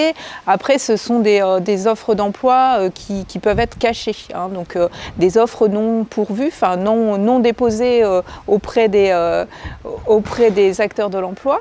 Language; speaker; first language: French; native; French